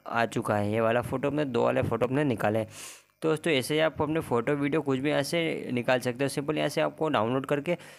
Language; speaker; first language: Hindi; native; Hindi